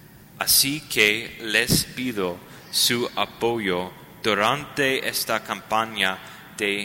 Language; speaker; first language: Spanish; non-native, learner; English